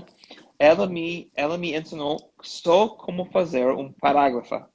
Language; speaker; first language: Portuguese; non-native, learner; English